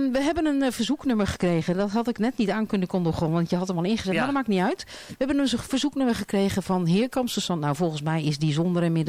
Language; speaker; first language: Dutch; native; Dutch